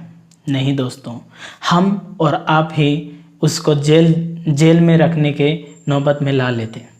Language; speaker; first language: Hindi; non-native, local second language; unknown